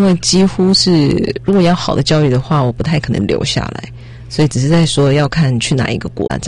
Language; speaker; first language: Chinese; native; Chinese